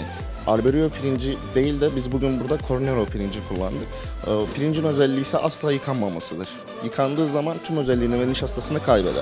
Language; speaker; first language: Turkish; native; Turkish